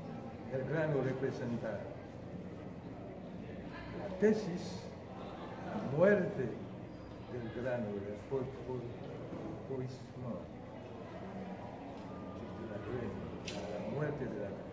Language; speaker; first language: Spanish; non-native, fluent; Haitian Creole